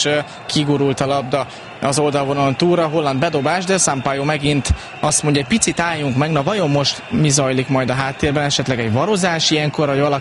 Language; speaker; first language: Hungarian; native; Hungarian